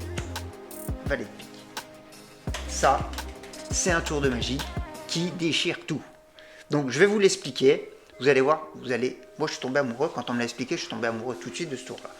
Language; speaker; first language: French; native; French